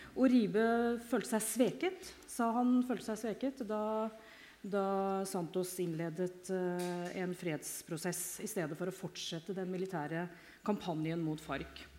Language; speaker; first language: Norwegian; native; Norwegian